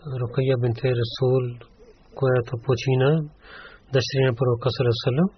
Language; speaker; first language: Bulgarian; non-native, learner; Urdu